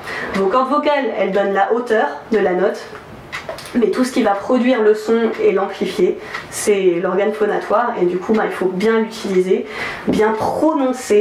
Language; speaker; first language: French; native; French